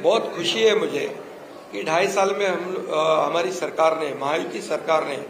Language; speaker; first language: Hindi; non-native, local second language; Marathi